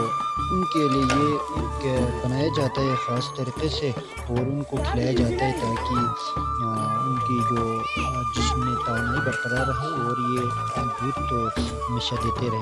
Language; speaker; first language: Hindi; non-native, local second language; Balti